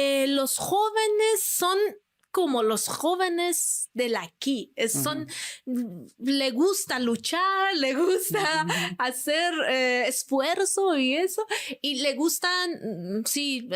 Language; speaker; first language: Spanish; non-native, fluent; Persian